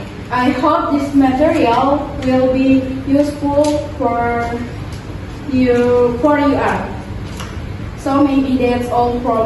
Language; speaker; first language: English; non-native, learner; Indonesian